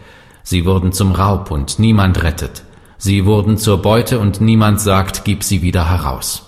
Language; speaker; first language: German; native; German